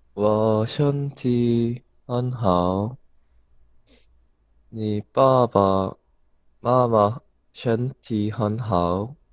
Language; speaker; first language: Chinese; non-native, learner; Korean